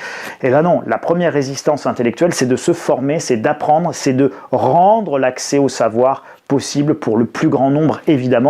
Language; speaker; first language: French; native; French